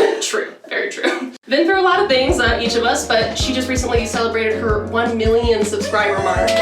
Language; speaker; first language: English; native; English